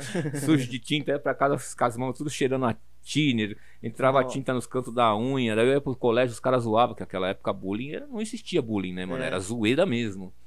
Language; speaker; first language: Portuguese; native; Portuguese